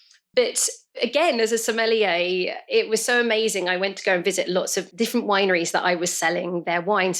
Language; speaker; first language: English; native; English